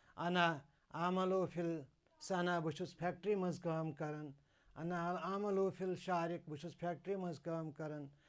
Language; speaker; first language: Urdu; non-native, local second language; Kashmiri